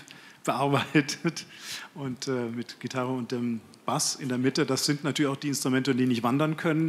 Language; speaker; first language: German; native; German